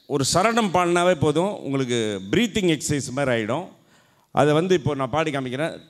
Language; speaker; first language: Tamil; native; Tamil